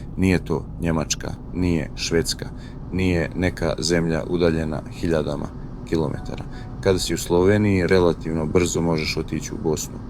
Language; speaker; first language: Bosnian; native; Bosnian